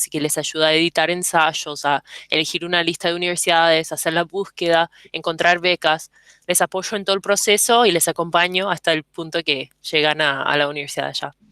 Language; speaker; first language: Spanish; early bilingual, heritage; English